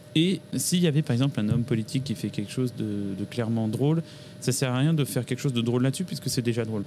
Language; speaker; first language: French; native; French